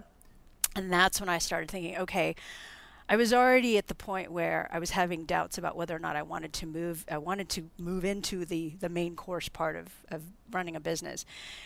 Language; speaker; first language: English; non-native, local second language; Filipino